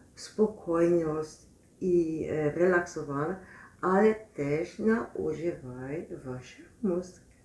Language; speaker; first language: Polish; non-native, learner; Dutch